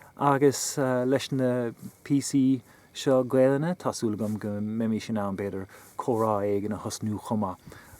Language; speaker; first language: Irish; non-native, local second language; English